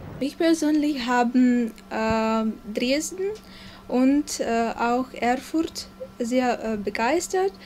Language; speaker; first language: German; non-native, fluent; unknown